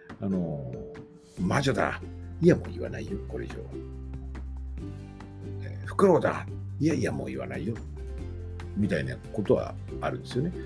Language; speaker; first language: Japanese; native; Japanese